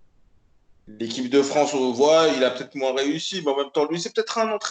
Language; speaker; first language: French; native; French